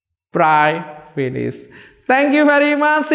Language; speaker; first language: English; non-native, fluent; Indonesian